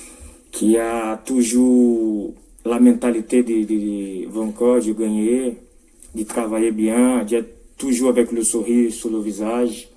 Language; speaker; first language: French; non-native, fluent; Portuguese